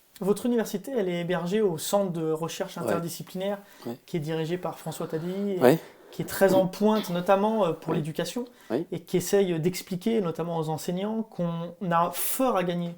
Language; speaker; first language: French; native; French